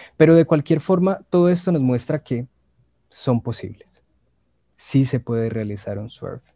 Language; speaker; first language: Spanish; native; Spanish